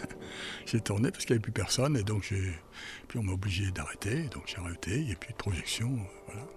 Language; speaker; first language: French; native; French